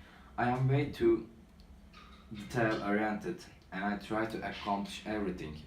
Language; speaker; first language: English; non-native, learner; Turkish